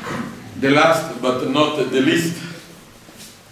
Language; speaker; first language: English; non-native, learner; Italian